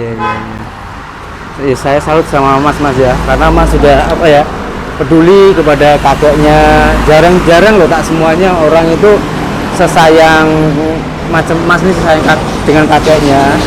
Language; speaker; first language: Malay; non-native, local second language; Javanese